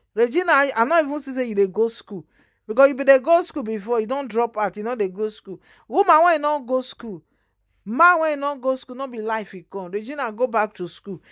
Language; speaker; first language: Nigerian Pidgin; native; Nigerian Pidgin